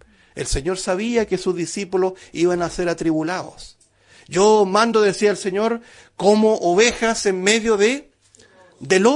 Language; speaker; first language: Spanish; native; Spanish